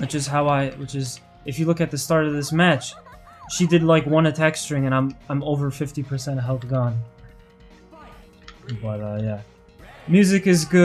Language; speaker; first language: English; native; English